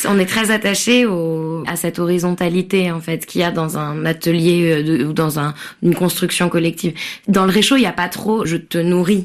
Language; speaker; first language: French; native; French